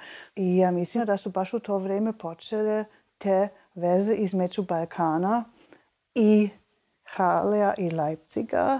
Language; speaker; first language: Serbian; non-native, fluent; German